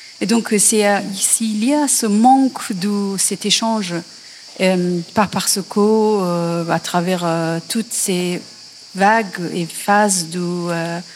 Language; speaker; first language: French; non-native, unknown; Persian